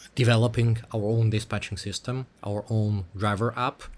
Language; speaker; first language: English; early bilingual, other home language; Russian